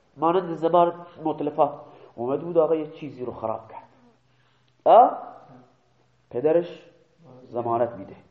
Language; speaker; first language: Persian; non-native, local second language; Baluchi